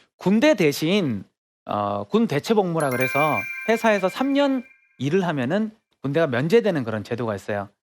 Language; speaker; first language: Korean; native; Korean